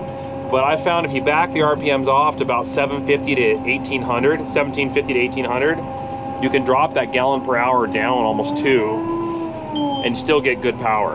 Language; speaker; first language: English; native; English